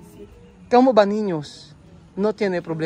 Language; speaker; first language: Spanish; non-native, learner; Filipino